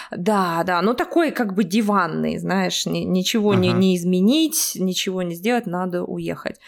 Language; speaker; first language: Russian; native; Russian